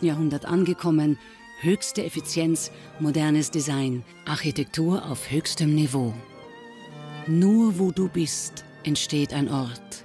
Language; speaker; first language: German; native; German